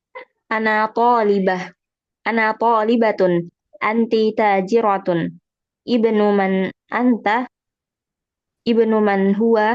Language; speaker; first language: Arabic; non-native, learner; Indonesian